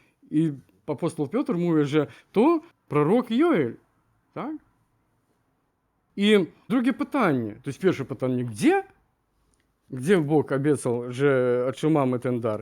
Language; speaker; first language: Polish; non-native, learner; Ukrainian